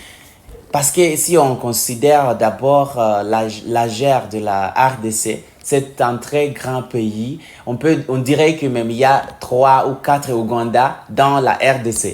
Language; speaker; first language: French; non-native, fluent; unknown